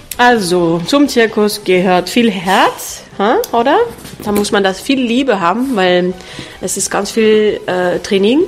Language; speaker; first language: German; non-native, fluent; French